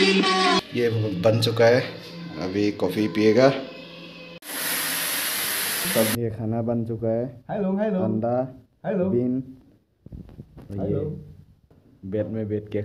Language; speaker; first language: Hindi; non-native, local second language; Assamese